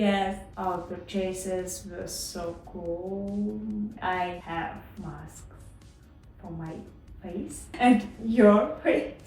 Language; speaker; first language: English; non-native, learner; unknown